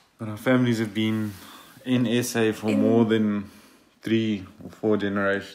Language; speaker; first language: English; non-native, local second language; Afrikaans